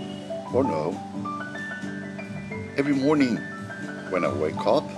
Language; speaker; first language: English; non-native, learner; French